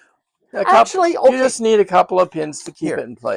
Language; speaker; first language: English; native; English